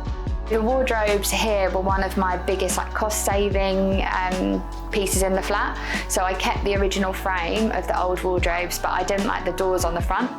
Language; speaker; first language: English; native; English